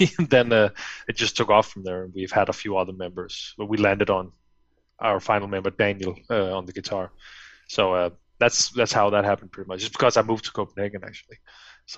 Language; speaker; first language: English; non-native, fluent; Danish